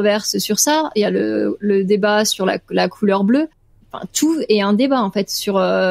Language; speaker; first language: French; native; French